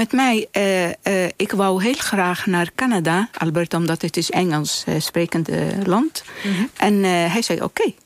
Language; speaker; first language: Dutch; non-native, fluent; Arabic